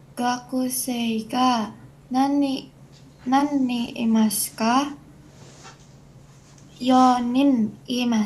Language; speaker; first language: Japanese; non-native, learner; Indonesian